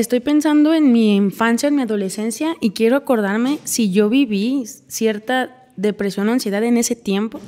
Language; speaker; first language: Spanish; native; Spanish